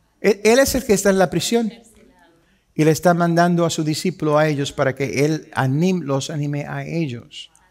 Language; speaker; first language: Spanish; early bilingual, heritage; Spanish